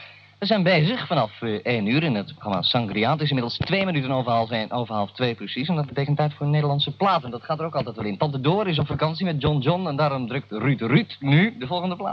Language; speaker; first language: Dutch; native; Dutch